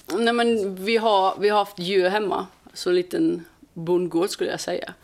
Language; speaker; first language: Swedish; non-native, fluent; German